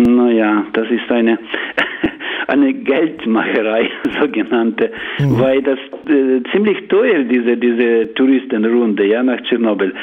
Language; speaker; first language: German; non-native, learner; Ukrainian